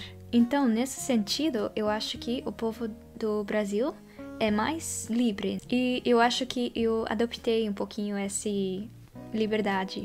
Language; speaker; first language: Portuguese; non-native, fluent; Dutch